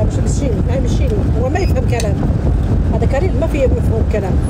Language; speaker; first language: Arabic; non-native, learner; Pashto